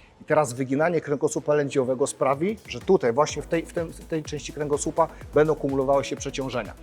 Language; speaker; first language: Polish; native; Polish